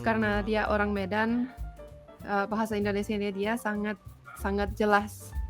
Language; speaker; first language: Indonesian; non-native, fluent; Finnish